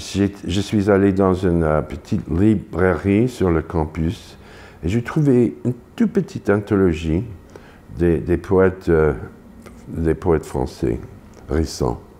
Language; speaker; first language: French; non-native, fluent; English